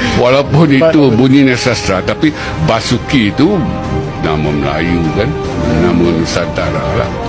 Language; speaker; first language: Malay; native; Malay